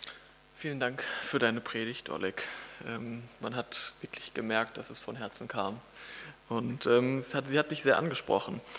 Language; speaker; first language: German; native; German